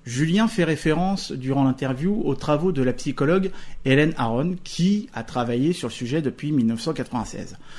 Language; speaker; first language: French; native; French